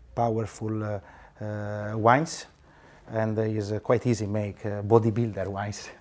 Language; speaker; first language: English; non-native, fluent; Italian